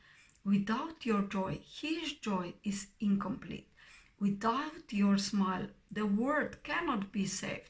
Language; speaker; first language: English; non-native, fluent; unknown